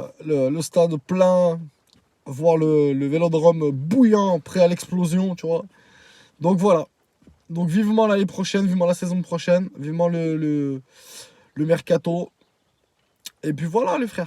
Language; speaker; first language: French; native; French